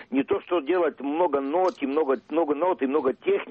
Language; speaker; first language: Russian; early bilingual, heritage; Russian